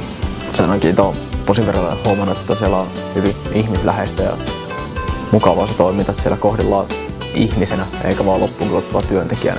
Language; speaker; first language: Finnish; native; Finnish